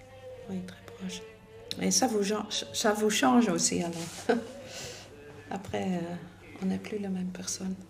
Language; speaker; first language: French; non-native, fluent; Dutch